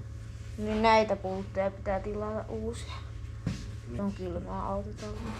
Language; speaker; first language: Finnish; native; Finnish